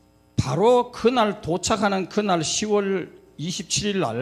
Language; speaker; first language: Korean; native; Korean